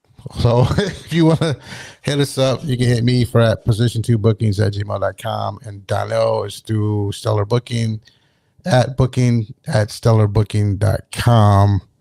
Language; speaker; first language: English; native; English